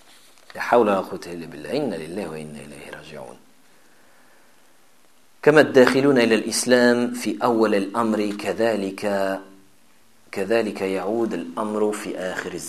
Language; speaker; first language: Arabic; non-native, fluent; French